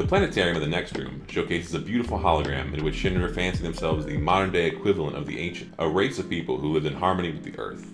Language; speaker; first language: English; native; English